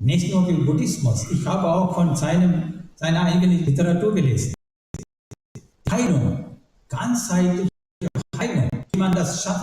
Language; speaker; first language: German; non-native, learner; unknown